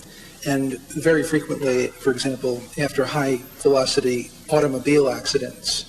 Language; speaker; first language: English; native; English